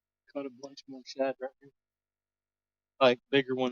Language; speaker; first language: English; native; English